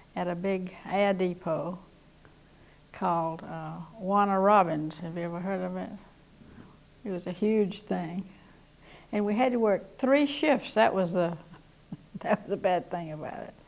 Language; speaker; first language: English; native; English